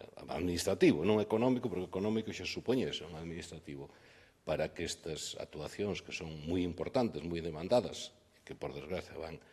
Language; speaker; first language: Galician; native; Galician